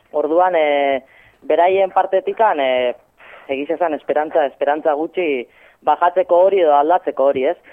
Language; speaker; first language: Basque; native; Basque